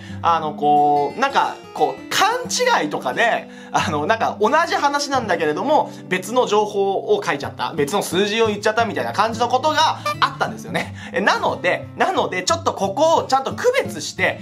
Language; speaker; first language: Japanese; native; Japanese